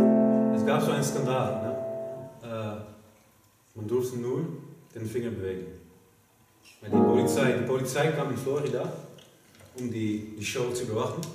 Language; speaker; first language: German; non-native, fluent; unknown